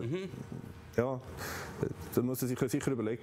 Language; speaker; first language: German; native; German